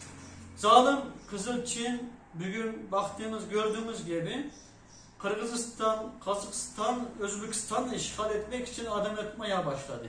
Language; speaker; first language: Turkish; non-native, fluent; Uyghur